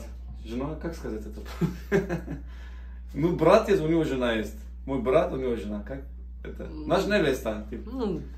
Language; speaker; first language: Russian; non-native, learner; Turkish